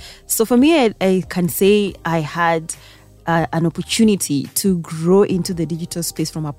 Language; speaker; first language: English; non-native, local second language; Gusii